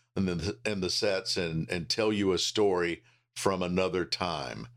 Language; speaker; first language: English; native; English